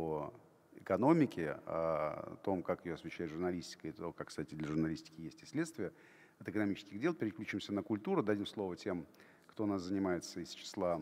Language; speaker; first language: Russian; native; Russian